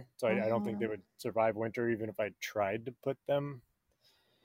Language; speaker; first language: English; native; English